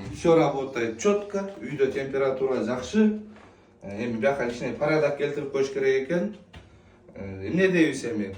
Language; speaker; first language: Russian; non-native, local second language; Kyrgyz